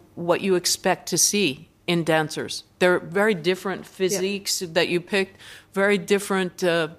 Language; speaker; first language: English; native; English